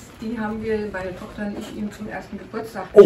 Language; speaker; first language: German; native; German